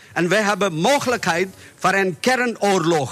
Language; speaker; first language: Dutch; non-native, fluent; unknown